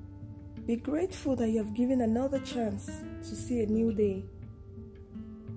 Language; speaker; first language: English; non-native, local second language; Yoruba